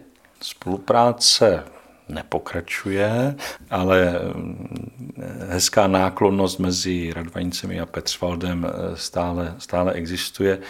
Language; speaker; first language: Czech; native; Czech